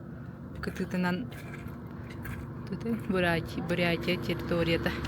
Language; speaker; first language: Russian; non-native, local second language; Yakut